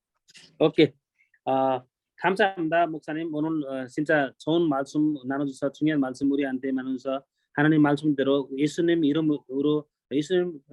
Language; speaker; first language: Korean; non-native, learner; Nepali